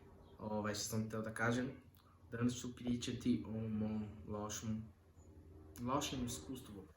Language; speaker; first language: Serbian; non-native, learner; Portuguese